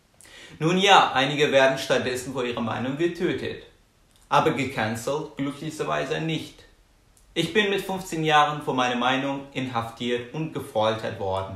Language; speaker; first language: German; non-native, fluent; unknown